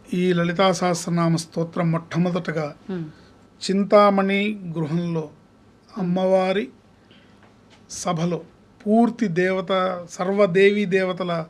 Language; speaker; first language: Telugu; native; Telugu